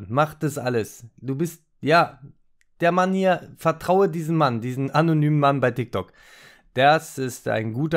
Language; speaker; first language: German; native; German